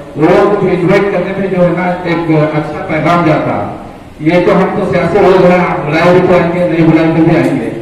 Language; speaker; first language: Urdu; native; Urdu